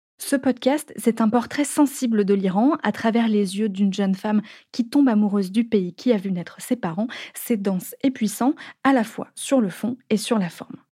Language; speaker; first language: French; native; French